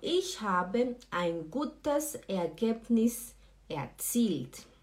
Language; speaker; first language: German; non-native, fluent; Portuguese